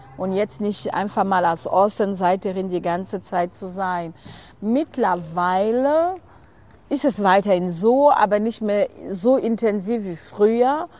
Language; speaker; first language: German; non-native, fluent; French